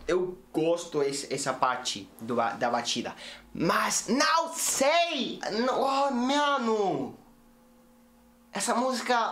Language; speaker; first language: Portuguese; non-native, learner; English